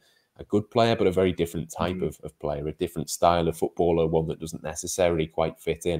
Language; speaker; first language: English; native; English